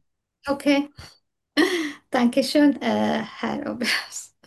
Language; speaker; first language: German; non-native, learner; Turkish